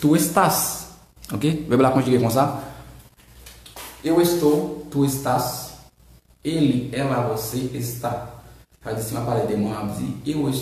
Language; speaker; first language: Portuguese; non-native, learner; Haitian Creole